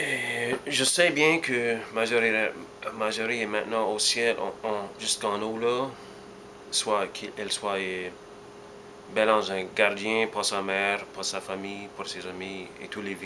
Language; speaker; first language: French; early bilingual, heritage; French